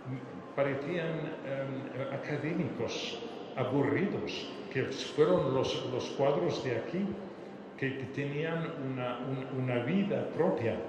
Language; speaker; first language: Spanish; non-native, fluent; French